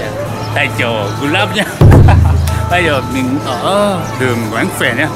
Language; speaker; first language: Vietnamese; non-native, learner; Japanese